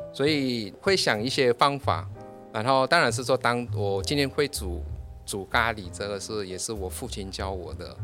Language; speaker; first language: Chinese; early bilingual, heritage; Chinese